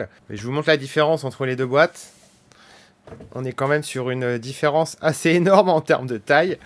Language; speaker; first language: French; native; French